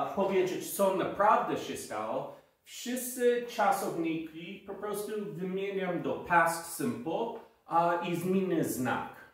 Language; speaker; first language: Polish; non-native, learner; English